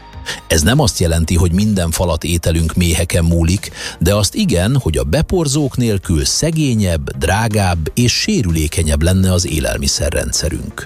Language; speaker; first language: Hungarian; native; Hungarian